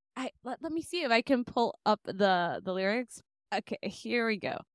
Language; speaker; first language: English; native; English